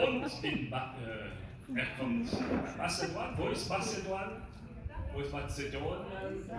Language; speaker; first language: German; non-native, local second language; French